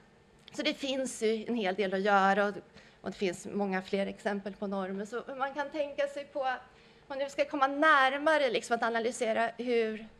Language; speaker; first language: Swedish; native; Swedish